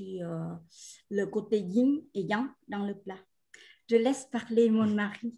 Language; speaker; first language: French; non-native, fluent; Vietnamese